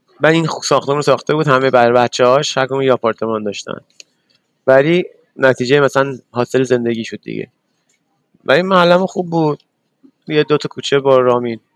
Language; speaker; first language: Persian; early bilingual, other home language; English